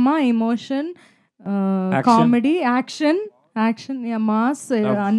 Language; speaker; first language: Telugu; non-native, fluent; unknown